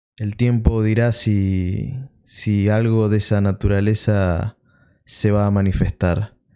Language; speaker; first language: Spanish; native; Spanish